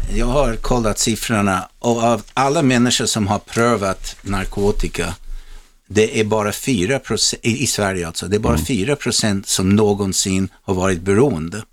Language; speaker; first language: Swedish; non-native, fluent; English